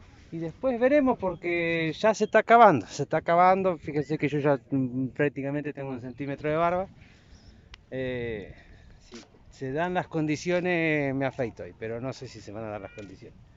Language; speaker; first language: Spanish; native; Spanish